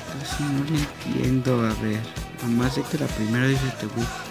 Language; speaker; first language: Spanish; early bilingual, other home language; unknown